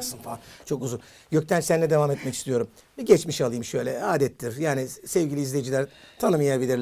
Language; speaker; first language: Turkish; native; Turkish